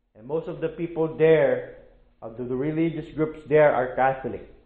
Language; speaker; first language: English; non-native, local second language; Filipino